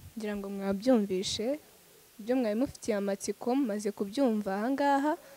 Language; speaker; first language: Kinyarwanda; native; Kinyarwanda